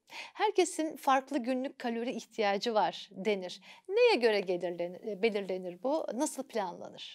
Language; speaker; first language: Turkish; native; Turkish